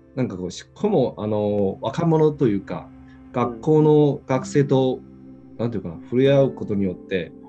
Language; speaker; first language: Japanese; non-native, fluent; Chinese